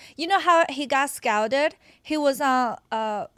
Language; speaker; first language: English; non-native, fluent; Chinese